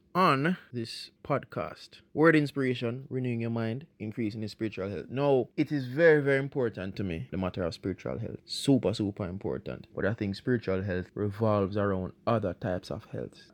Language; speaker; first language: English; non-native, local second language; Jamaican Creole English